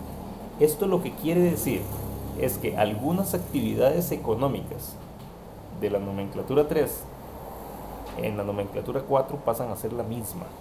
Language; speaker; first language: Spanish; native; Spanish